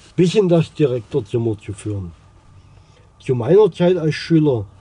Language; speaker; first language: German; native; German